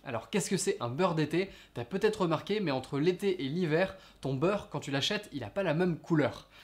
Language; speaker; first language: French; native; French